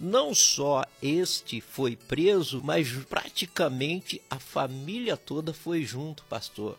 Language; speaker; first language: Portuguese; native; Portuguese